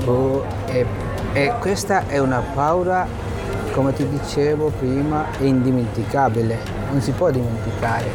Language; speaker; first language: Italian; non-native, fluent; Bangla